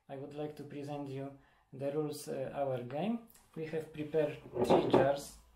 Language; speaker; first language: English; non-native, learner; Polish